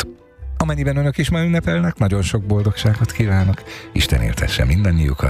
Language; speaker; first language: Hungarian; native; Hungarian